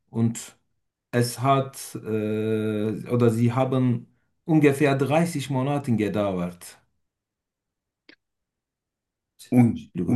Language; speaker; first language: German; non-native, fluent; Turkish